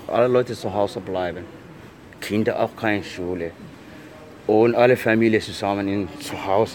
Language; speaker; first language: German; non-native, learner; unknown